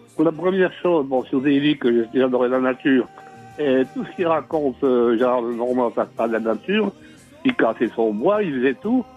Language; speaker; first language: French; native; French